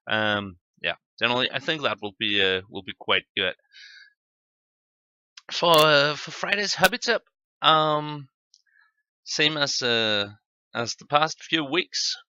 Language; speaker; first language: English; non-native, fluent; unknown